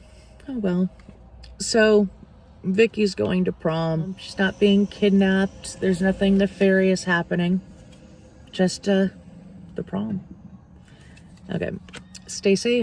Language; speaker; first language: English; native; English